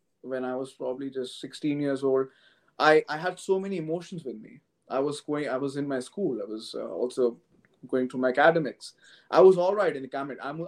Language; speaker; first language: English; non-native, local second language; Hindi